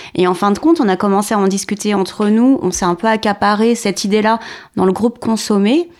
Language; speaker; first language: French; native; French